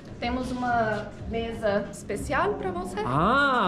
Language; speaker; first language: Spanish; non-native, learner; Portuguese